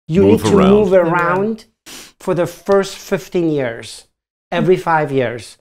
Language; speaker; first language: English; non-native, fluent; German